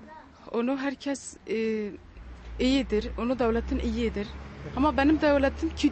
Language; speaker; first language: Turkish; non-native, learner; Kurdish